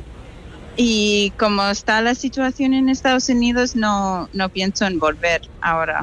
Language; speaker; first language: Spanish; non-native, fluent; English